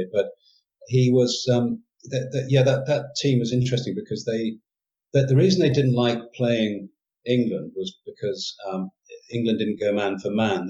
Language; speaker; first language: English; native; English